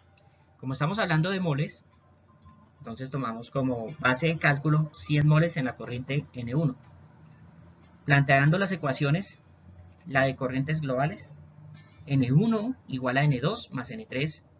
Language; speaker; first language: Spanish; native; Spanish